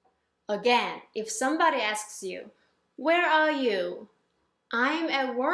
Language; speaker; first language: English; non-native, fluent; Korean